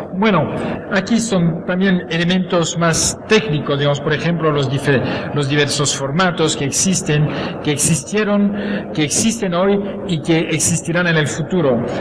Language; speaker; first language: Spanish; non-native, fluent; French